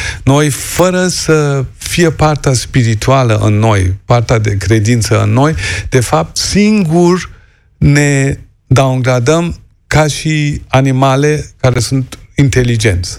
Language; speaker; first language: Romanian; non-native, fluent; German